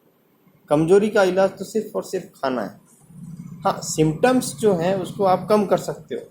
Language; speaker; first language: Hindi; native; Hindi